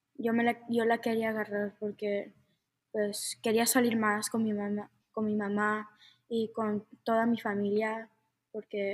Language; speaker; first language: Spanish; early bilingual, heritage; Spanish